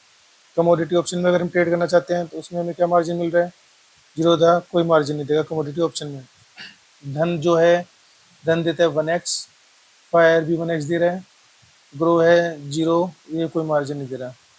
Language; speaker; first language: Hindi; native; Hindi